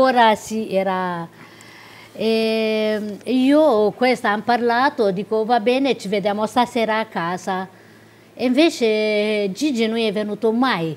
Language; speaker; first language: Italian; non-native, local second language; Romanian